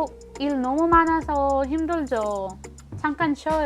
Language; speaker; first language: Korean; non-native, fluent; Filipino